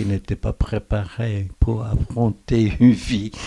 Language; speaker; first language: French; non-native, fluent; Korean